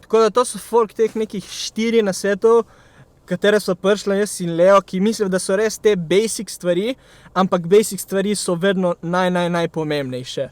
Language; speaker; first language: Slovenian; native; Slovenian